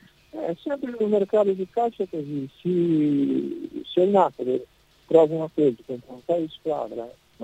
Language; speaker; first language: Italian; non-native, learner; Portuguese